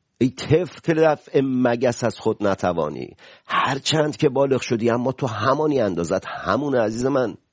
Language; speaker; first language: Persian; native; Persian